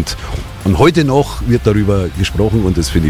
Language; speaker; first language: German; native; German